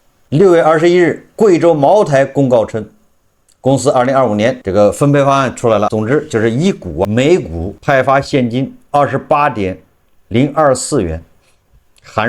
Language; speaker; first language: Chinese; native; Chinese